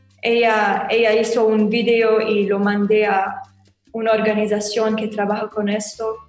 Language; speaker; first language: Spanish; non-native, learner; Arabic